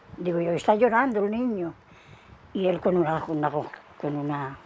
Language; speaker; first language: Spanish; native; Spanish